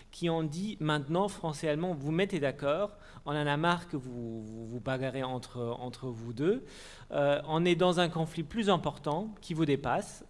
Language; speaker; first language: French; non-native, fluent; German